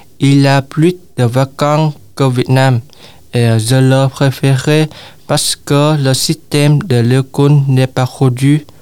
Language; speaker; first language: French; non-native, learner; Vietnamese